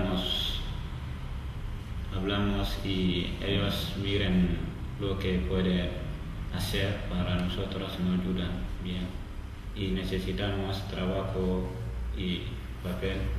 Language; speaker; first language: Spanish; non-native, learner; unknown